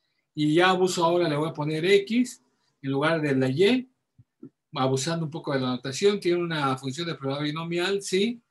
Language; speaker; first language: Spanish; native; Spanish